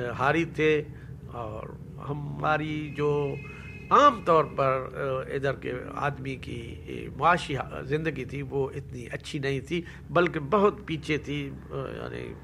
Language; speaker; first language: Urdu; non-native, local second language; Sindhi